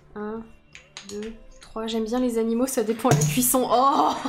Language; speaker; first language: French; native; French